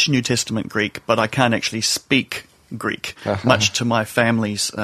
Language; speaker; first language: English; native; English